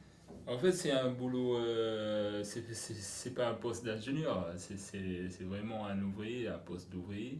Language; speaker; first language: French; non-native, local second language; Arabic